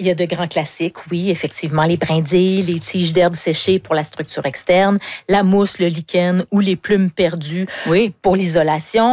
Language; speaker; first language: French; native; French